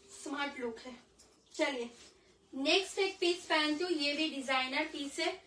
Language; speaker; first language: Hindi; non-native, local second language; Bangla